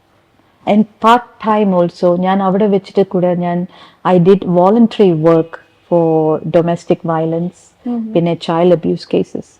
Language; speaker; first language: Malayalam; non-native, fluent; Tamil